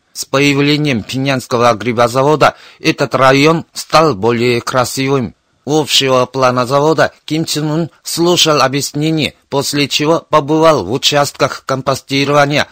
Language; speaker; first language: Russian; non-native, fluent; Korean